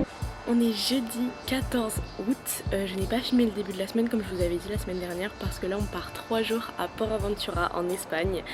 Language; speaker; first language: French; native; French